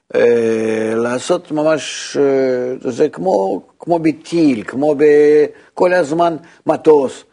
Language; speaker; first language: Hebrew; non-native, fluent; Russian